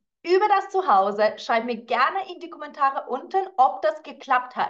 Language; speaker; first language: German; non-native, fluent; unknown